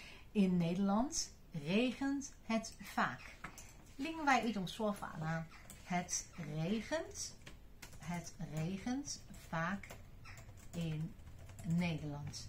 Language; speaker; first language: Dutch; non-native, fluent; Chinese